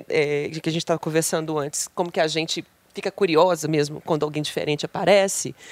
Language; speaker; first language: Portuguese; native; Portuguese